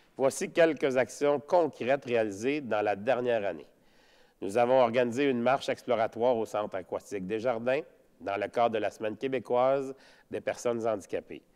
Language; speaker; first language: French; native; French